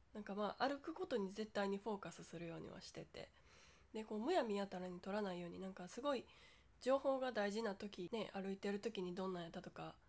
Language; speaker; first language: Japanese; native; Japanese